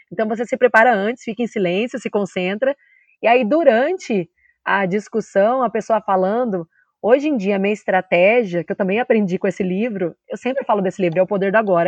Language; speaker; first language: Portuguese; native; Portuguese